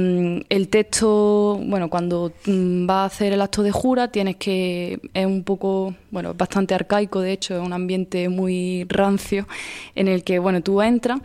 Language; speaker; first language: Spanish; native; Spanish